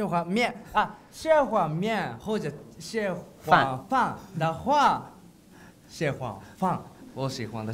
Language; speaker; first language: Chinese; non-native, learner; Japanese